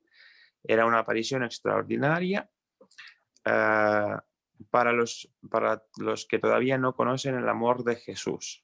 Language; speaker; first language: Spanish; non-native, fluent; Croatian